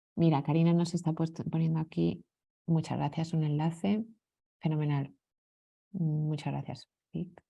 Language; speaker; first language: Spanish; native; Spanish